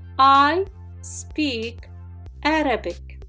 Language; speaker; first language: English; non-native, fluent; Arabic